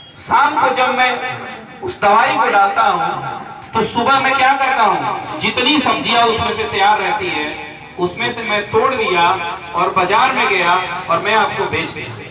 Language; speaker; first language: Hindi; native; Hindi